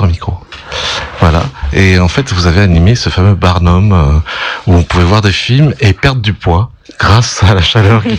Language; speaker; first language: French; native; French